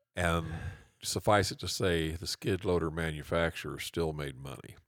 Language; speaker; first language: English; native; English